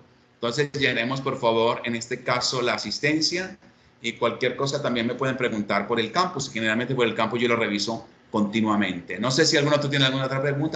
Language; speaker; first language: Spanish; native; Spanish